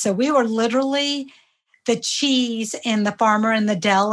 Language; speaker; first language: English; early bilingual, other home language; Hindi